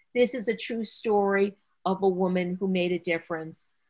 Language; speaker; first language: English; native; English